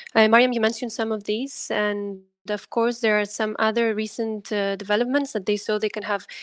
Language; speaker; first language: English; non-native, fluent; Greek